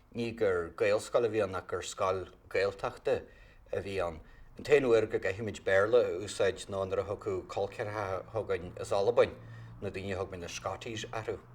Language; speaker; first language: Irish; native; Irish